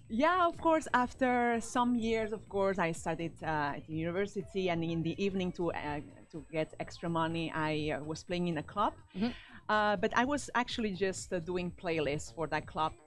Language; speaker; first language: English; non-native, fluent; Spanish